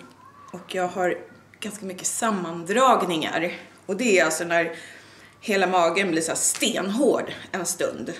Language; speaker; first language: Swedish; native; Swedish